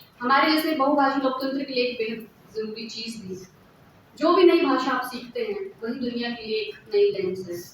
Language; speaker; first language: Hindi; native; Hindi